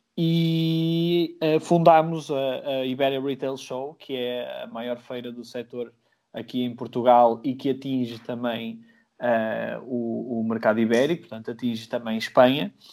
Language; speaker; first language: Portuguese; native; Portuguese